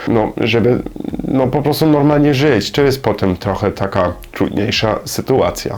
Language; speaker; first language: Polish; non-native, learner; German